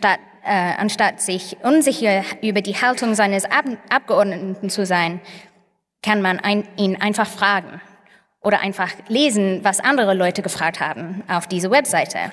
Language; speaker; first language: German; non-native, fluent; English